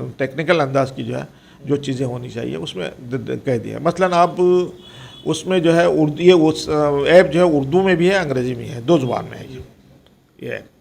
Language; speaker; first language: Urdu; non-native, local second language; Konkani